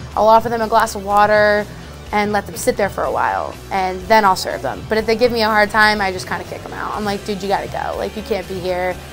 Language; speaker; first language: English; native; English